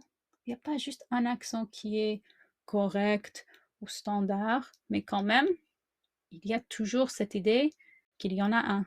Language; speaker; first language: French; non-native, fluent; English